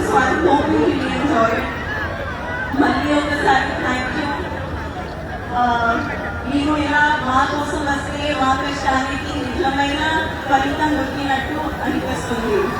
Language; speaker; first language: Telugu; non-native, learner; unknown